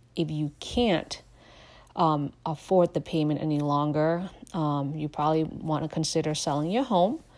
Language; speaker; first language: English; non-native, fluent; Lao